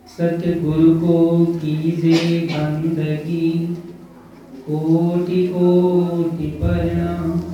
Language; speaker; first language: Hindi; native; Hindi